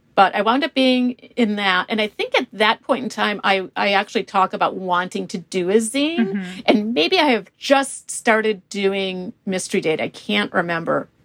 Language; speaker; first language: English; native; English